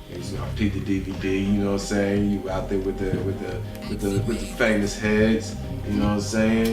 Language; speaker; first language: English; native; English